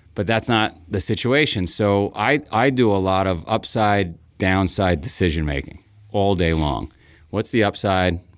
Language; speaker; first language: English; native; English